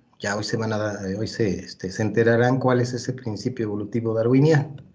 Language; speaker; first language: Spanish; native; Spanish